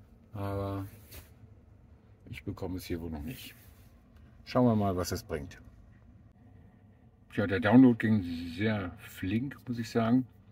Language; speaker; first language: German; native; German